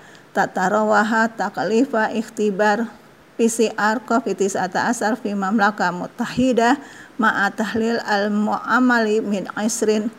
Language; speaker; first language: Arabic; non-native, fluent; Indonesian